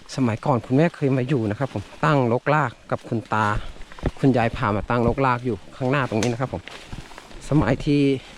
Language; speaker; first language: Thai; non-native, local second language; Karen languages